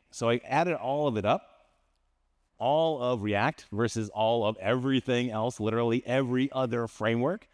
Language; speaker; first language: English; native; English